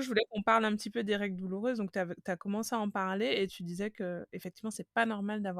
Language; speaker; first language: French; native; French